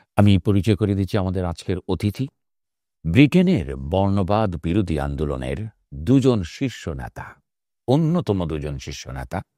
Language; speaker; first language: Bangla; native; Bangla